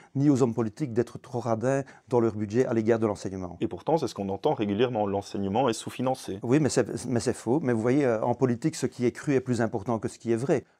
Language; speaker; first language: French; native; French